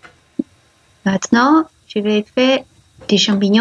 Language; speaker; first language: French; non-native, learner; Vietnamese